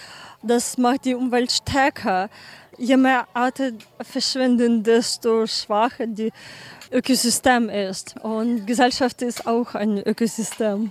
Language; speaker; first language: German; non-native, learner; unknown